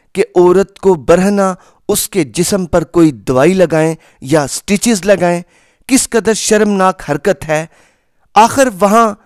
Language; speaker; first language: Urdu; non-native, local second language; Punjabi